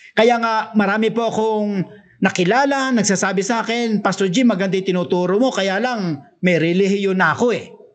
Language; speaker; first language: Filipino; non-native, local second language; Cebuano